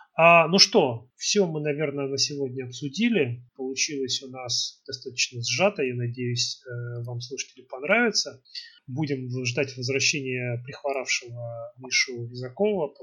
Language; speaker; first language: Russian; native; Russian